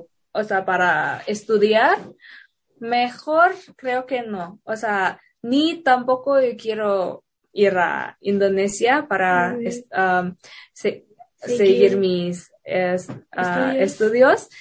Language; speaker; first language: Spanish; non-native, fluent; Indonesian